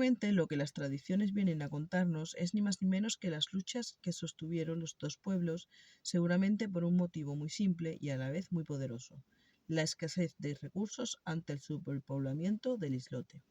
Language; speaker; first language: Spanish; native; Spanish